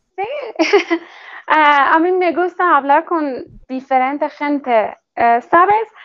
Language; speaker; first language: Spanish; non-native, learner; Persian